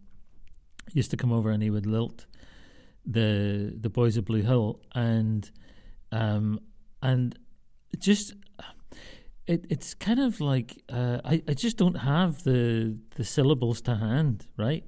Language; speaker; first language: English; native; English